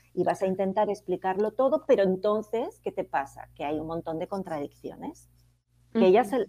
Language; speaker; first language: Spanish; native; Spanish